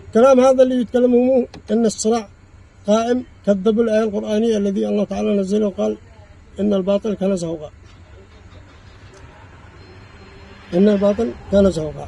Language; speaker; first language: Arabic; native; Arabic